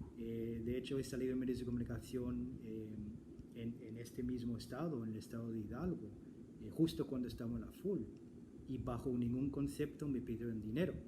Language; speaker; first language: Spanish; non-native, fluent; English